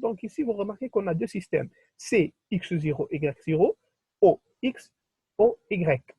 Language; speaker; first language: French; non-native, local second language; Arabic